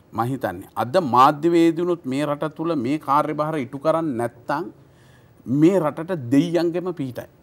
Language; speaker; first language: Sinhala; native; Sinhala